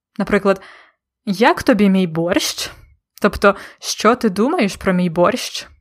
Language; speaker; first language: Ukrainian; native; Ukrainian